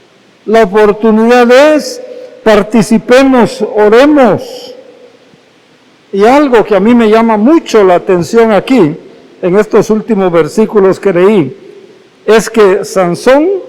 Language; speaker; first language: Spanish; native; Spanish